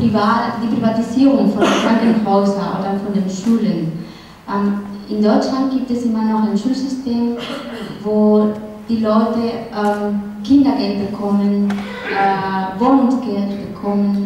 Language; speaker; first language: German; non-native, fluent; Spanish